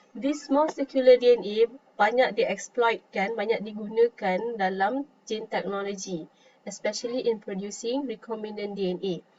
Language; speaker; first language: Malay; native; Malay